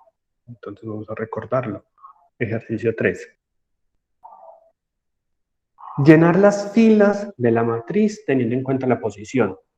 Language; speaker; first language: Spanish; native; Spanish